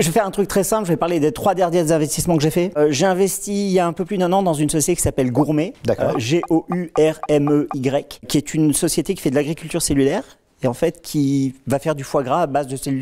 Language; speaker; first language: French; native; French